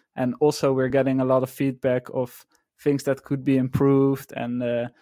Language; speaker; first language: English; non-native, fluent; Dutch